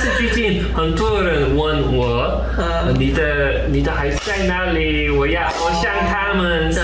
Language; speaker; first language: Chinese; non-native, learner; Korean